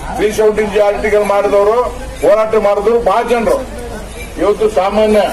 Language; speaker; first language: Kannada; non-native, local second language; Lambadi